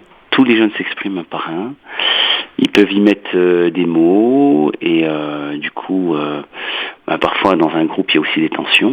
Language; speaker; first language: French; native; French